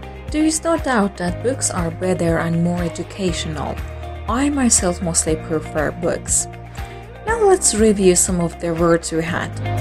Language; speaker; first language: English; non-native, fluent; Persian